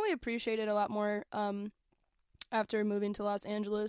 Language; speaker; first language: English; native; English